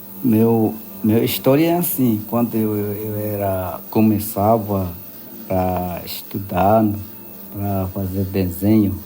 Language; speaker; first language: Portuguese; non-native, local second language; Yanomámi